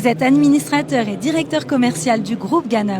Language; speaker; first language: French; native; French